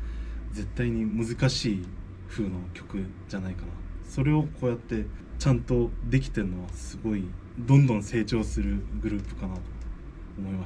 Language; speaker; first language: Japanese; non-native, fluent; Korean